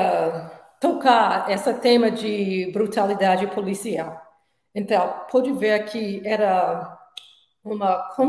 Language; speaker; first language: Portuguese; non-native, learner; English